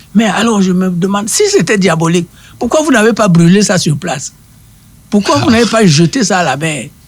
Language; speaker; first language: French; non-native, local second language; Duala